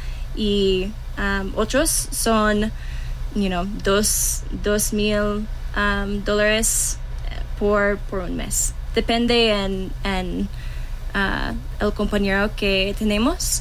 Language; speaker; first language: Spanish; non-native, learner; English